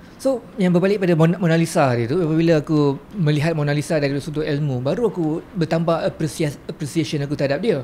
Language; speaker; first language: Malay; native; Malay